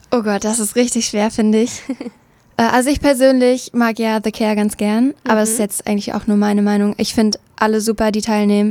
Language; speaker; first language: German; native; German